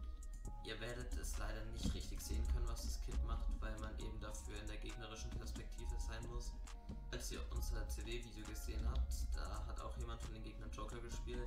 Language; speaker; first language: German; native; German